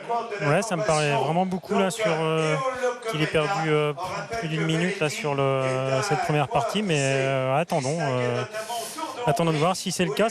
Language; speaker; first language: French; native; French